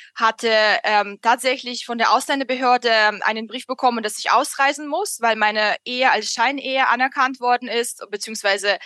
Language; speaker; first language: German; non-native, fluent; Russian